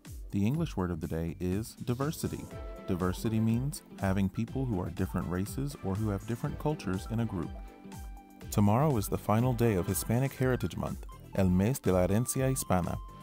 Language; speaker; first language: English; native; English